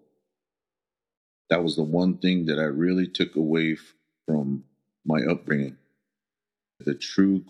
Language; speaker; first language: English; early bilingual, other home language; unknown